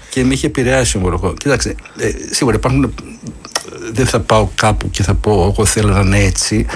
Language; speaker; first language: Greek; native; Greek